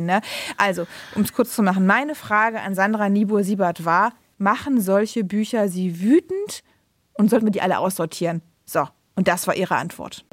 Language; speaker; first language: German; native; German